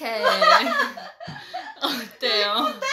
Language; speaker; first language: Korean; non-native, fluent; Chinese